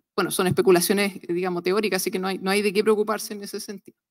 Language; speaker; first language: Spanish; native; Spanish